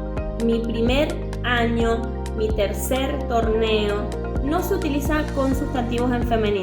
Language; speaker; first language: Spanish; native; Spanish